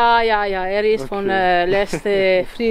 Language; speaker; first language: German; non-native, learner; Italian